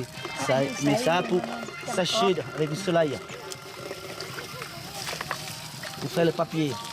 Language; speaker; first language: French; non-native, local second language; Lao